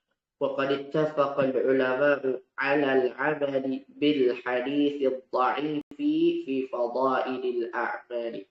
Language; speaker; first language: Arabic; non-native, fluent; Indonesian